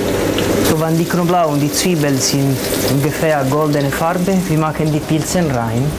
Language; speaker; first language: German; non-native, learner; Italian